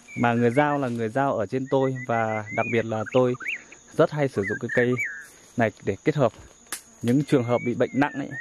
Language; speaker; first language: Vietnamese; non-native, local second language; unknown